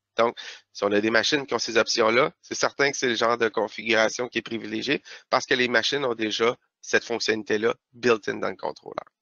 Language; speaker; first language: French; native; French